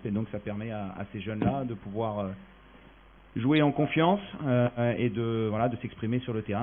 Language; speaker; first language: French; native; French